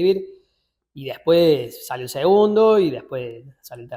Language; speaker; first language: Spanish; native; Spanish